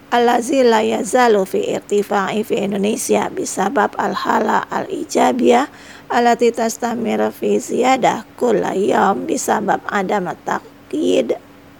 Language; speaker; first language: Arabic; non-native, fluent; Indonesian